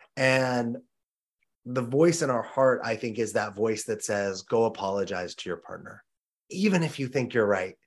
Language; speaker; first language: English; native; English